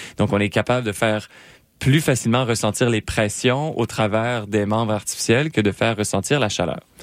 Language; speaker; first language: French; native; French